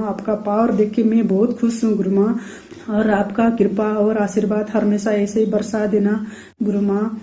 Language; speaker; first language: Hindi; non-native, local second language; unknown